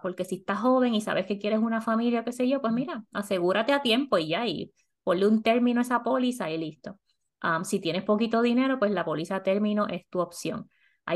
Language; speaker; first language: Spanish; native; Spanish